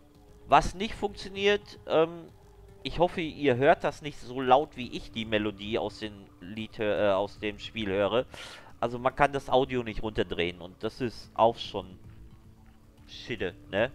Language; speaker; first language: German; native; German